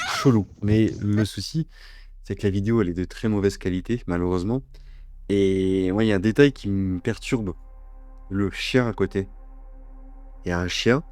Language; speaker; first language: French; native; French